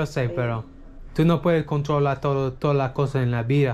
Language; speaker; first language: Spanish; non-native, learner; English